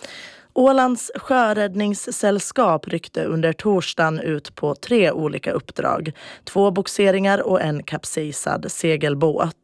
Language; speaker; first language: Swedish; native; Swedish